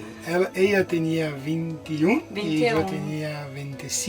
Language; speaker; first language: Spanish; non-native, learner; Portuguese